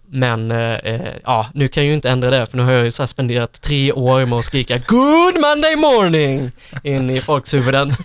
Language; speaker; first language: Swedish; native; Swedish